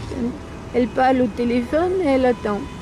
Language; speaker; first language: French; non-native, local second language; Russian